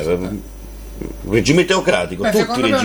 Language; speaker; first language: Italian; native; Italian